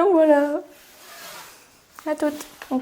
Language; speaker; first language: French; native; French